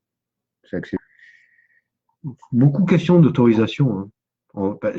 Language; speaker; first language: French; native; French